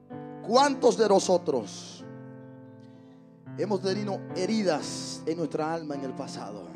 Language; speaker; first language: Spanish; native; Spanish